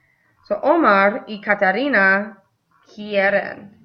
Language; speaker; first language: Spanish; non-native, fluent; English